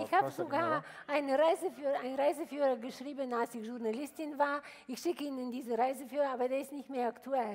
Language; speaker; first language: German; non-native, fluent; Bulgarian